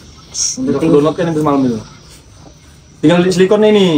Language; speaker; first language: Malay; native; Malay